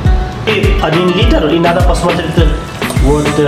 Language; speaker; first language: Russian; non-native, learner; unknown